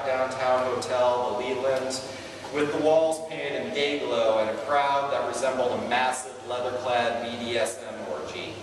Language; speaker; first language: English; native; English